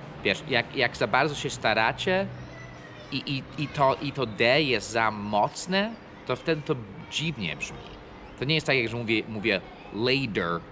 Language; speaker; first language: Polish; non-native, fluent; English